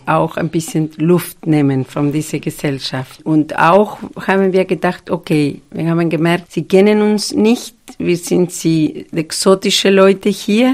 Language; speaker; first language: German; non-native, fluent; Spanish